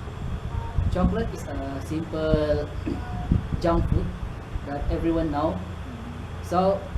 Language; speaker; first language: English; non-native, learner; Malay